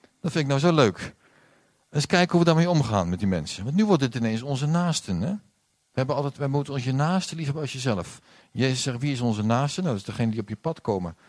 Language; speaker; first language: Dutch; native; Dutch